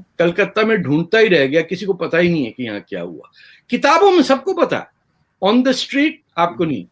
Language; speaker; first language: Urdu; native; Urdu